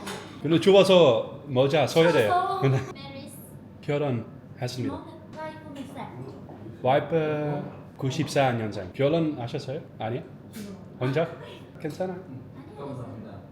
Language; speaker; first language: Korean; non-native, learner; Dutch